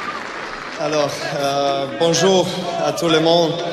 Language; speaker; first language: French; non-native, learner; Serbian